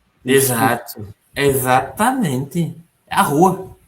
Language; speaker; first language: Portuguese; native; Portuguese